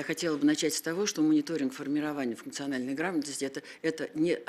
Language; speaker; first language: Russian; native; Russian